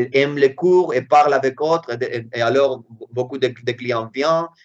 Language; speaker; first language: French; non-native, fluent; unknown